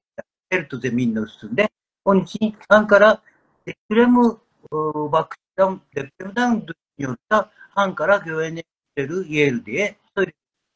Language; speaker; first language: Turkish; non-native, learner; Japanese